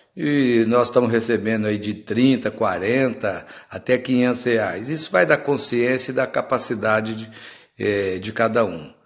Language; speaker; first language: Portuguese; native; Portuguese